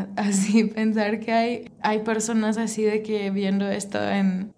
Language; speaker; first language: Spanish; non-native, fluent; English